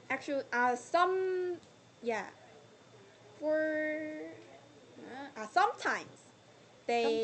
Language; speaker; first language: English; non-native, learner; Korean